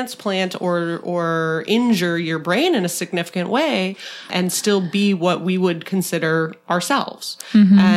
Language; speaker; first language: English; native; English